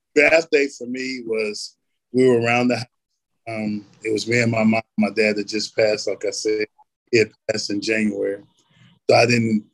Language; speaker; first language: English; native; English